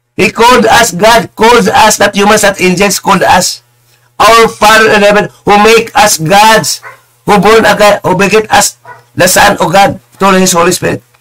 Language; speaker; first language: English; non-native, local second language; Filipino